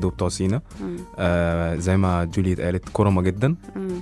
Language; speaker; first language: Arabic; native; Arabic